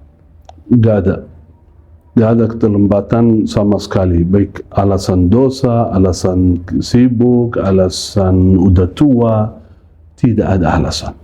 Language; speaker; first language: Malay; non-native, fluent; Arabic